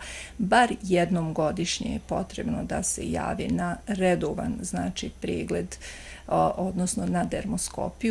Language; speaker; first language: Croatian; native; Croatian